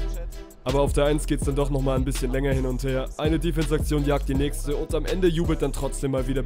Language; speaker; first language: German; native; German